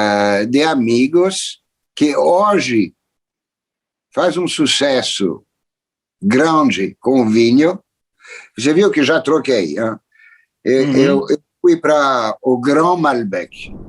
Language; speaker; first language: Portuguese; non-native, fluent; French